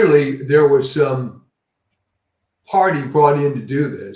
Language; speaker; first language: English; native; English